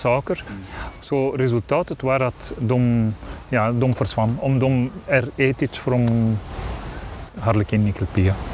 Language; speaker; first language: Swedish; non-native, learner; Dutch